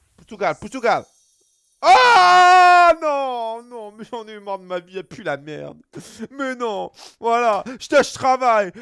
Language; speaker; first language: French; native; French